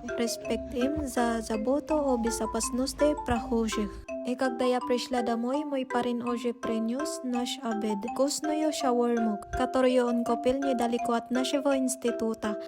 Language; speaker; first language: Russian; non-native, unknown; Waray